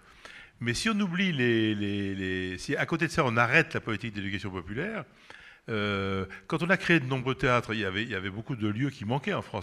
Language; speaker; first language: French; native; French